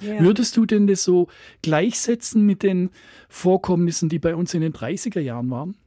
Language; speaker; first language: German; native; German